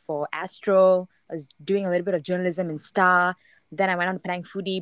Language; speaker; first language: English; non-native, local second language; Tamil